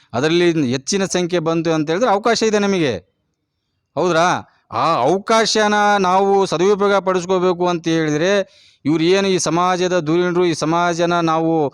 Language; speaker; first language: Kannada; non-native, local second language; Lambadi